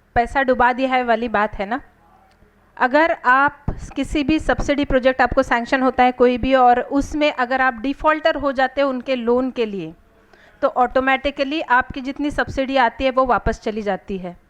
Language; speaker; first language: Hindi; non-native, local second language; Marathi